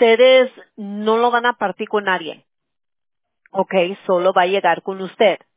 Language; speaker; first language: Spanish; early bilingual, other home language; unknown